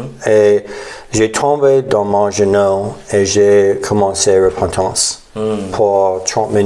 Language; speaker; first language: French; non-native, learner; English